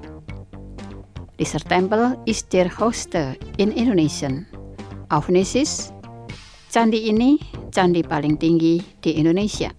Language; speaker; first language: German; non-native, fluent; Indonesian